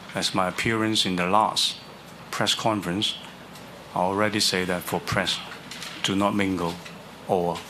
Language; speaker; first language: English; non-native, local second language; Cantonese